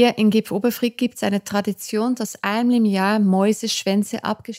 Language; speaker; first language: German; native; German